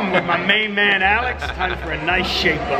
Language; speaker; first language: English; native; English